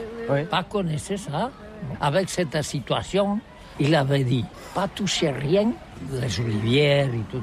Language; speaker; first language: French; non-native, learner; Catalan